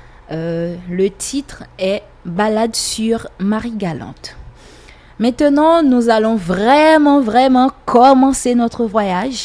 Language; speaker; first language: French; native; French